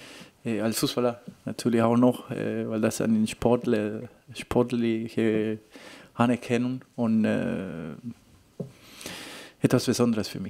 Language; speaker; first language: German; non-native, fluent; Spanish